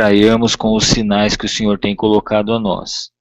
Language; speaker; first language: Portuguese; native; Portuguese